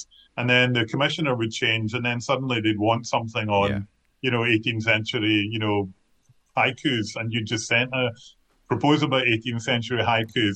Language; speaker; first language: English; native; English